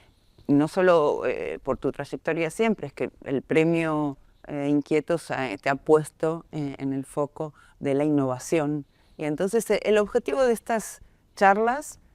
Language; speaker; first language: Spanish; native; Spanish